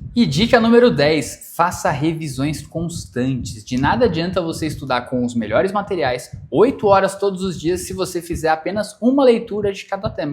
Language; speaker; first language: Portuguese; native; Portuguese